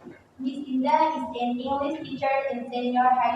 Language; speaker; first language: English; non-native, learner; Indonesian